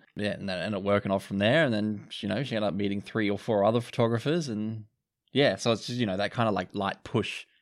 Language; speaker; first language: English; native; English